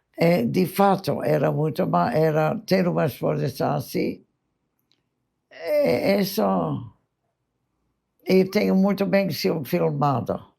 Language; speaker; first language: Portuguese; non-native, fluent; English